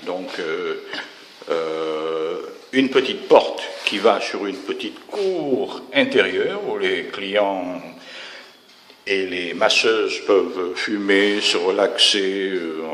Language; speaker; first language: French; native; French